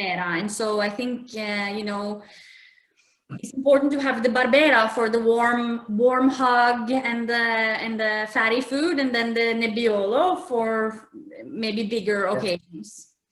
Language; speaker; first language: English; non-native, fluent; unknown